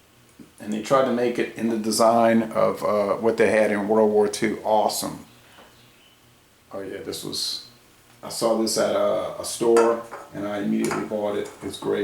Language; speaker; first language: English; native; English